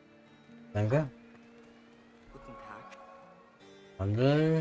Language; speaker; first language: German; native; German